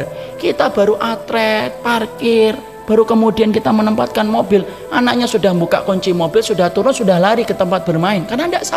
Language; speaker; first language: Indonesian; native; Indonesian